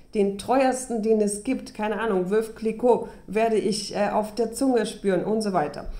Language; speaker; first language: German; early bilingual, other home language; Russian